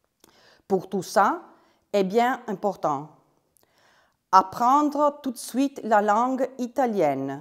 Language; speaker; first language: French; non-native, fluent; Italian